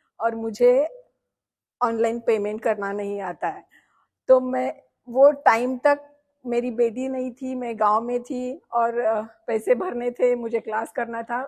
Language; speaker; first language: Hindi; non-native, local second language; Marathi